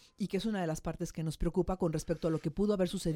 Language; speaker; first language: Spanish; native; Spanish